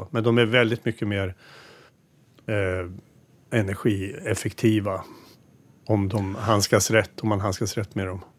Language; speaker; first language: Swedish; native; Swedish